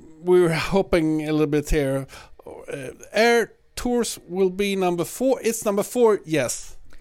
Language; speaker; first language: English; non-native, fluent; Swedish